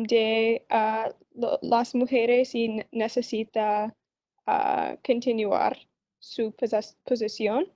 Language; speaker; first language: Spanish; non-native, learner; English